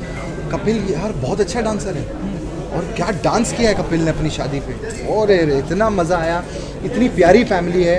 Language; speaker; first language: Hindi; native; Hindi